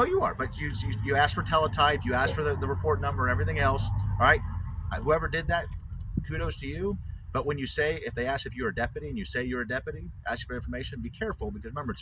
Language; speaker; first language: English; native; English